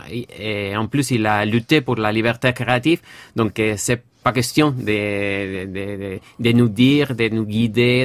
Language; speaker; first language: French; non-native, fluent; Spanish